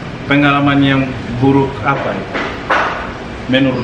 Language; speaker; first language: Indonesian; non-native, fluent; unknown